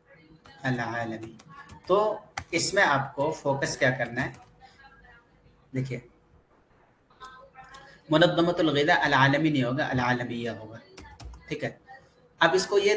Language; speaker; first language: Hindi; native; Hindi